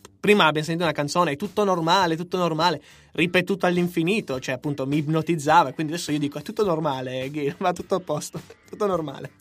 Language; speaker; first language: Italian; native; Italian